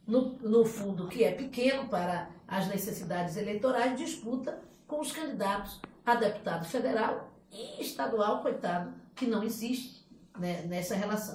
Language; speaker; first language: Portuguese; native; Portuguese